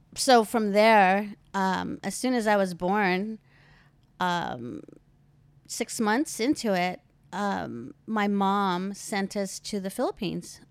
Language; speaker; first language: English; early bilingual, other home language; Filipino